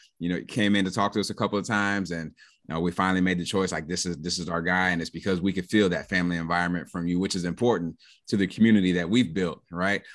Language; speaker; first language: English; native; English